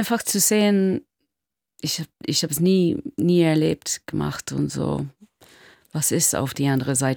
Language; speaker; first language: German; non-native, learner; English